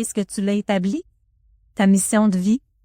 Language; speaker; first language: French; native; French